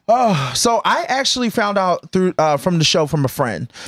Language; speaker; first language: English; native; English